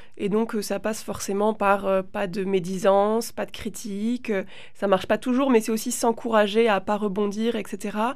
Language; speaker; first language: French; native; French